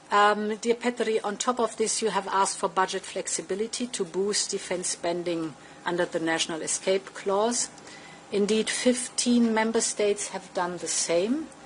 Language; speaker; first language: English; non-native, fluent; German